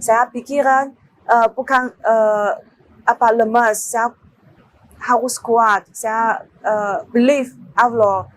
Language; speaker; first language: Indonesian; non-native, learner; Chinese